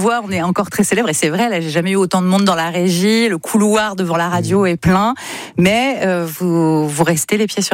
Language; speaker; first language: French; native; French